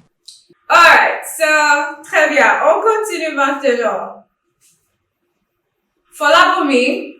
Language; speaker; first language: French; non-native, fluent; English